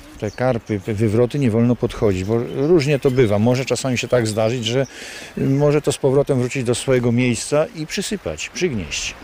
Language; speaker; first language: Polish; native; Polish